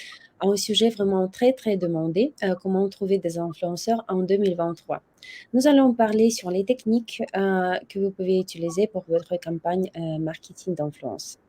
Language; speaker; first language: French; non-native, fluent; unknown